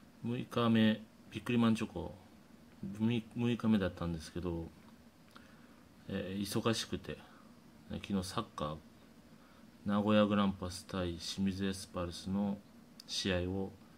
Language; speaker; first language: Japanese; native; Japanese